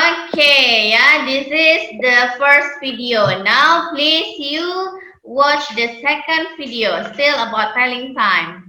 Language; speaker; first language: English; non-native, fluent; Indonesian